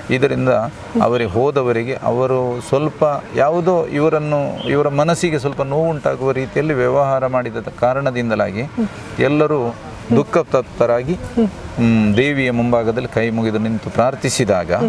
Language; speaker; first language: Kannada; non-native, local second language; Malayalam